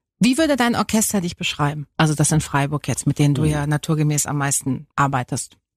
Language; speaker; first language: German; native; German